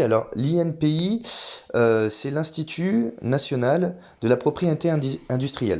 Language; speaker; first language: French; native; French